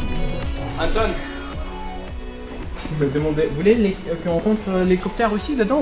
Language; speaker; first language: French; non-native, fluent; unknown